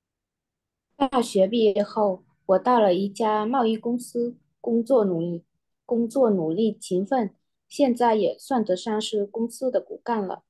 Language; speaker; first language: Chinese; non-native, learner; Vietnamese